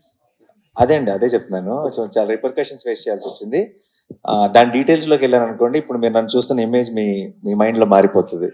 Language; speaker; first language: Telugu; native; Telugu